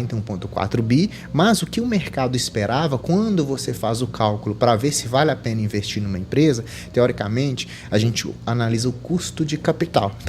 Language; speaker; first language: Portuguese; native; Portuguese